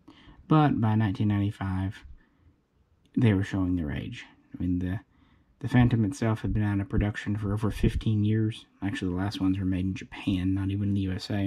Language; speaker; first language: English; native; English